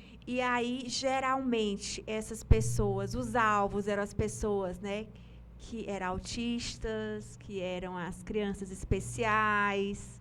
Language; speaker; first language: Portuguese; native; Portuguese